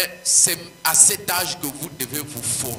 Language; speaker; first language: French; non-native, local second language; Swahili